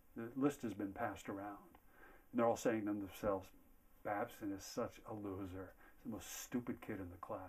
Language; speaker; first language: English; native; English